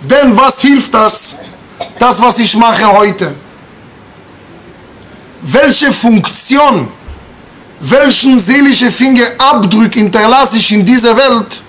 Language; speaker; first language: German; non-native, fluent; Hebrew